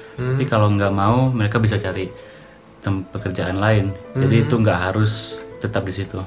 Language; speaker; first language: Indonesian; native; Indonesian